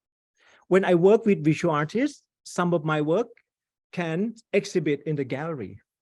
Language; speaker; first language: English; non-native, fluent; Thai